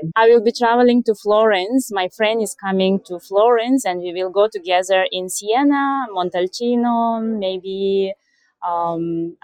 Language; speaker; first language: English; non-native, fluent; Russian